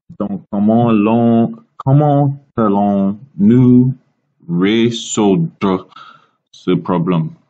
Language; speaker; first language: French; non-native, learner; English